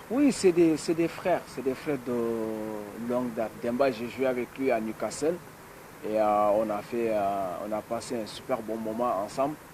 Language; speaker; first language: French; non-native, local second language; Wolof